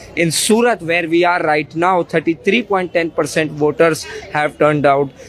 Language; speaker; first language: English; non-native, local second language; Hindi